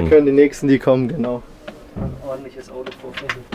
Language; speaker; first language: German; native; German